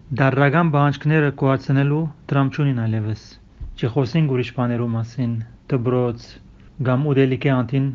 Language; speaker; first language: Armenian; early bilingual, heritage; Armenian